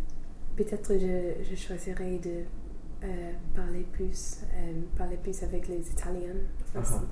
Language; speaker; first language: French; non-native, fluent; English